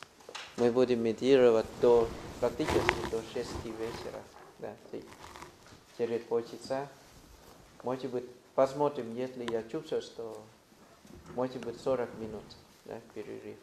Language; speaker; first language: Russian; non-native, fluent; Thai